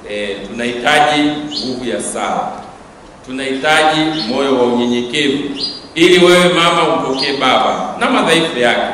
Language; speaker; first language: Swahili; native; Swahili